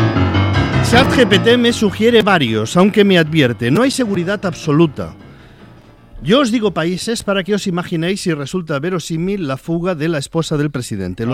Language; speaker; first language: Spanish; native; Spanish